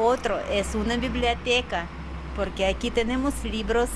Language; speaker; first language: Spanish; non-native, learner; Russian